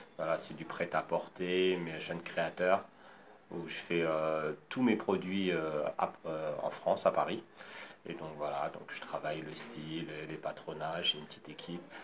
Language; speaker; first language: French; early bilingual, other home language; Lingala